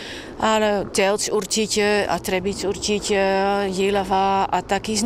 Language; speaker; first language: Czech; non-native, learner; Dutch